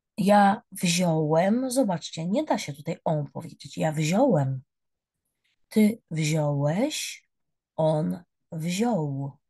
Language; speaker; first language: Polish; native; Polish